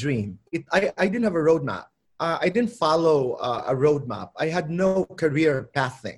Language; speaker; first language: English; non-native, local second language; Filipino